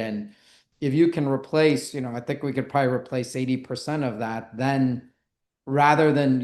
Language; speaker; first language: English; native; English